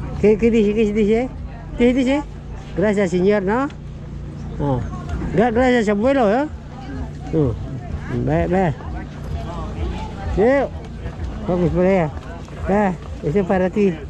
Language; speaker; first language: Spanish; non-native, learner; Filipino